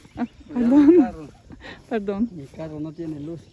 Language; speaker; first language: Spanish; non-native, learner; Turkish